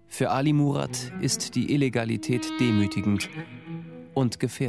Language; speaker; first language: German; native; German